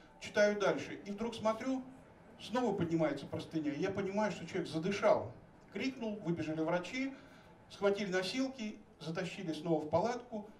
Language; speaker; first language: Russian; native; Russian